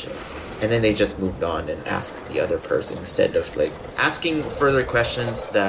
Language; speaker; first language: English; non-native, local second language; Filipino